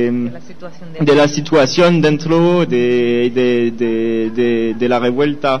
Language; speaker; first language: Spanish; non-native, learner; French